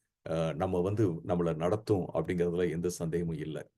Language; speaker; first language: Tamil; native; Tamil